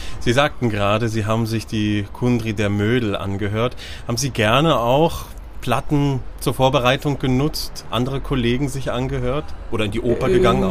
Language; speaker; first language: German; native; German